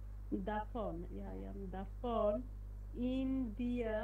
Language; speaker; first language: German; non-native, learner; Bangla